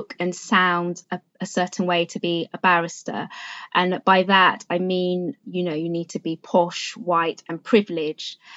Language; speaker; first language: English; native; English